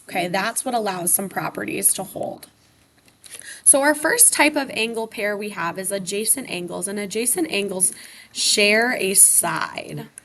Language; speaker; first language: English; native; English